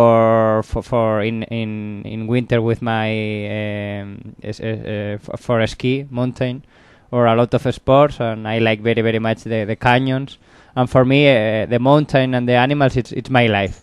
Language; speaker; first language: English; non-native, learner; Spanish